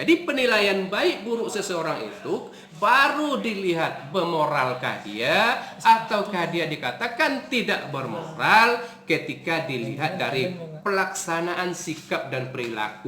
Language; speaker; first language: Indonesian; native; Indonesian